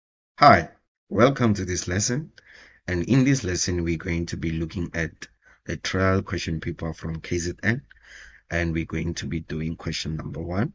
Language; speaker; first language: English; non-native, local second language; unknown